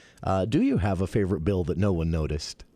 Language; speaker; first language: English; native; English